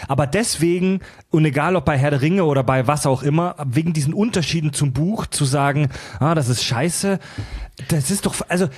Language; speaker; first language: German; native; German